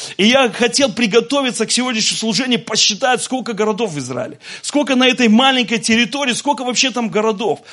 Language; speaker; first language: Russian; native; Russian